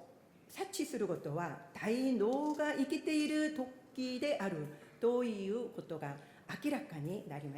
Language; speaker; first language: Japanese; non-native, fluent; Korean